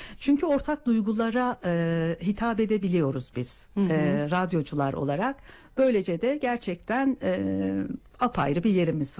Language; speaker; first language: Turkish; native; Turkish